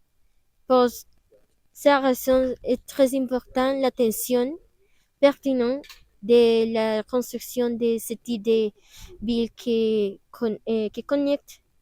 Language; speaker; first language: French; non-native, learner; Spanish